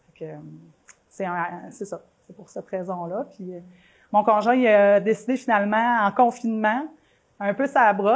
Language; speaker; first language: French; native; French